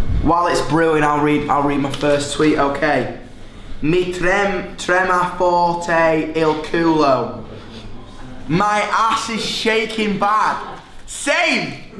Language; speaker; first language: English; native; English